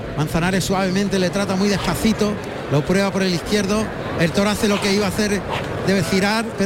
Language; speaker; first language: Spanish; native; Spanish